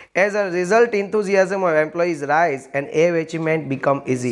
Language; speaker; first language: English; non-native, local second language; Gujarati